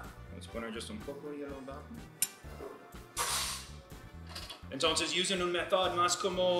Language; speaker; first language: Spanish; non-native, learner; English